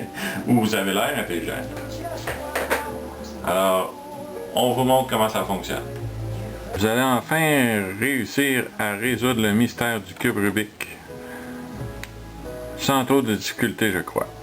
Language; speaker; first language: French; native; French